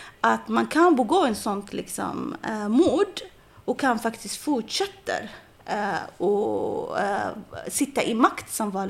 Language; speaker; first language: Swedish; non-native, fluent; Arabic